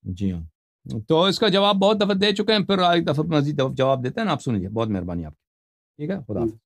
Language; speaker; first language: Urdu; non-native, fluent; Persian